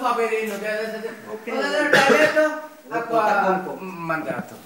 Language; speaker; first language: Italian; non-native, learner; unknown